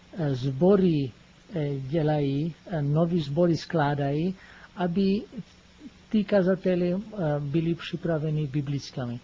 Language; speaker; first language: Czech; non-native, fluent; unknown